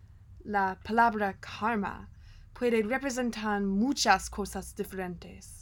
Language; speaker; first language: Spanish; non-native, learner; English